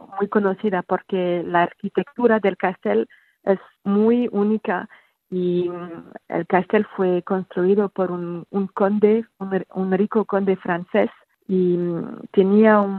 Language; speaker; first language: Spanish; non-native, fluent; French